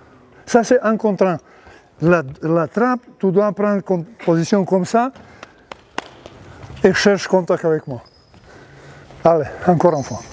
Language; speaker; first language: French; non-native, learner; Serbian